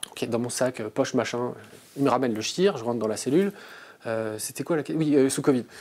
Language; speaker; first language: French; native; French